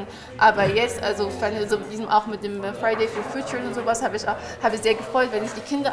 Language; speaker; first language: German; non-native, learner; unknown